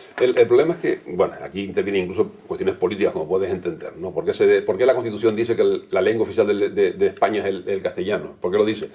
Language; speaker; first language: Spanish; native; Spanish